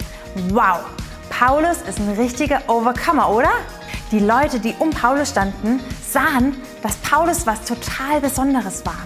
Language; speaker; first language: German; native; German